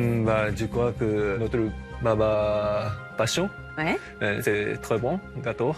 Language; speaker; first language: French; non-native, learner; Japanese